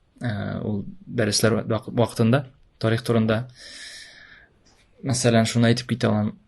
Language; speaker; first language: Tatar; native; Tatar